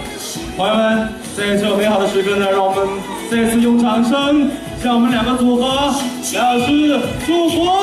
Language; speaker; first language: Chinese; native; Chinese